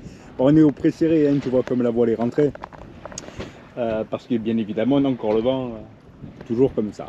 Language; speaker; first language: French; native; French